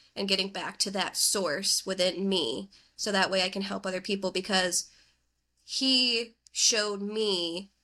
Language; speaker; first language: English; native; English